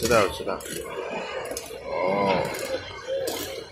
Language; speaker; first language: Chinese; non-native, learner; Vietnamese